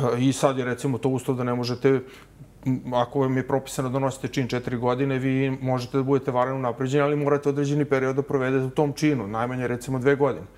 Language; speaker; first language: Serbian; native; Serbian